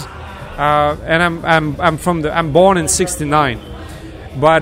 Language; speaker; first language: English; non-native, fluent; French